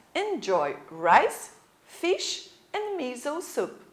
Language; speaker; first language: English; non-native, fluent; Portuguese